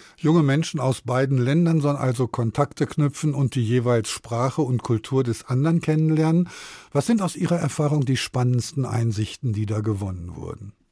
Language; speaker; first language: German; native; German